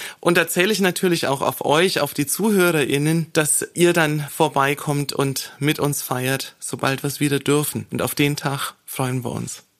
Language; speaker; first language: German; native; German